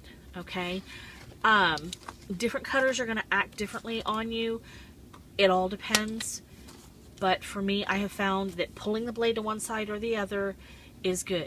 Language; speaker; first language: English; native; English